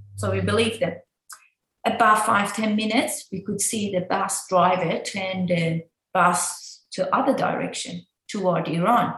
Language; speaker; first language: English; non-native, fluent; Persian